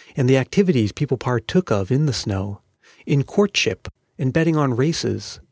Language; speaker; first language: English; native; English